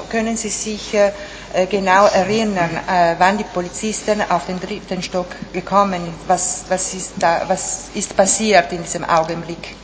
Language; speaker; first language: German; non-native, fluent; Italian